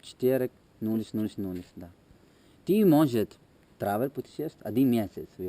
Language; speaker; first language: Russian; non-native, learner; Italian